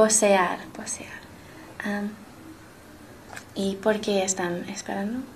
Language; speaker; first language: Spanish; non-native, learner; English